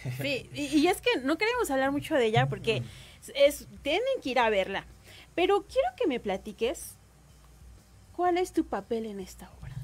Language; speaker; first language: Spanish; native; Spanish